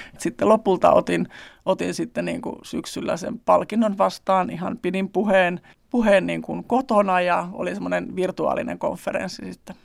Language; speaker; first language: Finnish; native; Finnish